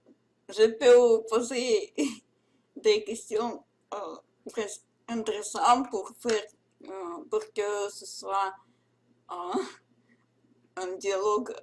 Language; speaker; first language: French; non-native, learner; Russian